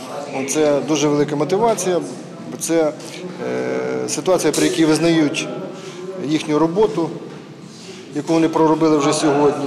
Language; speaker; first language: Ukrainian; native; Ukrainian